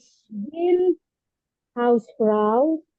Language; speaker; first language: German; non-native, learner; Indonesian